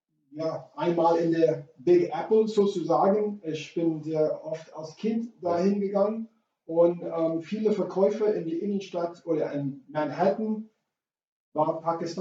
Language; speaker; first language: German; non-native, fluent; English